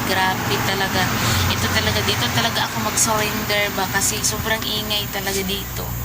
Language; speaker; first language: Filipino; non-native, local second language; Cebuano